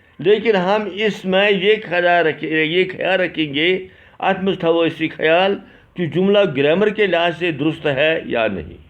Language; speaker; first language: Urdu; non-native, local second language; Kashmiri